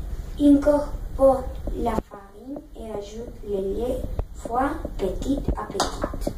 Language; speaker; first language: French; non-native, learner; Spanish